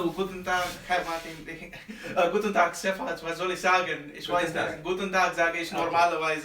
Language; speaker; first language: German; non-native, learner; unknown